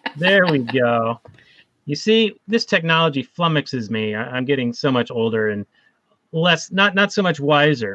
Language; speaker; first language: English; native; English